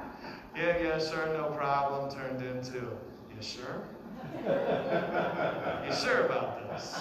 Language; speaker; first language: English; native; English